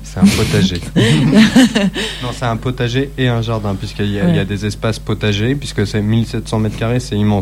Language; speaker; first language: French; native; French